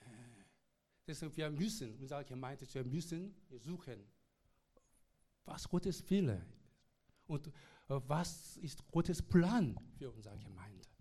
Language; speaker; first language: German; non-native, learner; Korean